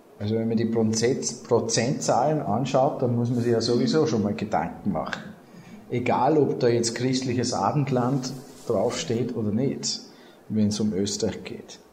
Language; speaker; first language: German; native; German